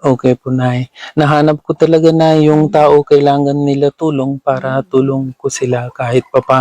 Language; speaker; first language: Filipino; non-native, learner; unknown